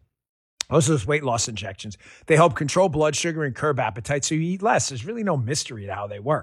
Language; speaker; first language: English; native; English